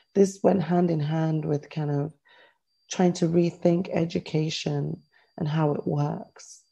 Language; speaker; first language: English; native; English